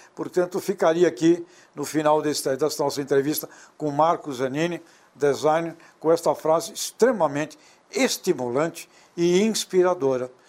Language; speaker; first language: Portuguese; native; Portuguese